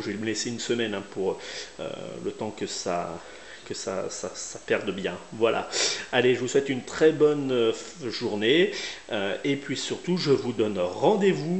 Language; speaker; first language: French; native; French